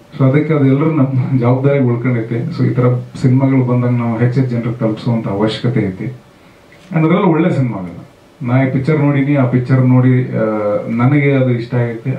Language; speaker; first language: Kannada; native; Kannada